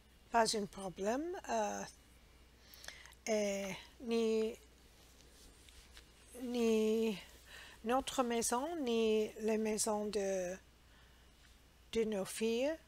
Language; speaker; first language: French; non-native, learner; English